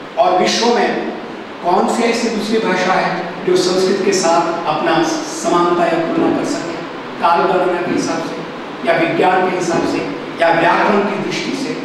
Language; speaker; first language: Hindi; non-native, local second language; Gujarati